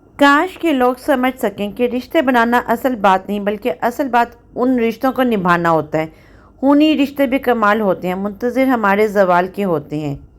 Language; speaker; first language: Urdu; native; Urdu